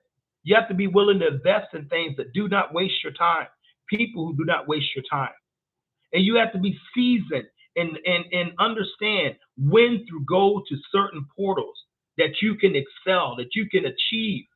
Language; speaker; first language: English; native; English